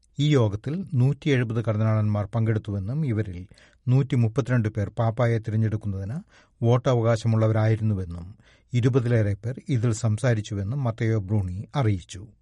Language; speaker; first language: Malayalam; native; Malayalam